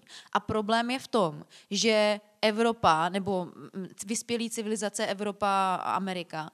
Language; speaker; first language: Czech; native; Czech